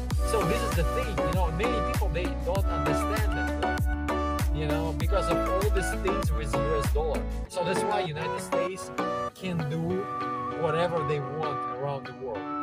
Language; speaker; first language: English; non-native, fluent; Russian